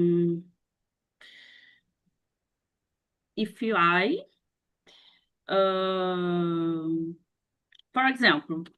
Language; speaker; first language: English; non-native, learner; Portuguese